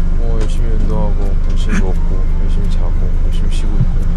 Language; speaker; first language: Korean; native; Korean